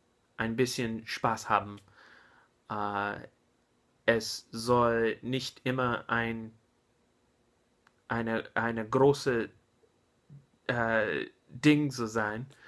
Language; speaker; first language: German; non-native, learner; English